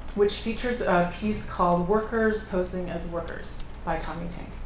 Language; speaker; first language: English; native; English